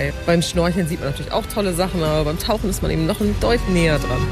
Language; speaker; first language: German; native; German